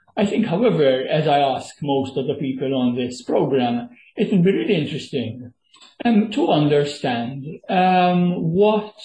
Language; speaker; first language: English; non-native, local second language; Maltese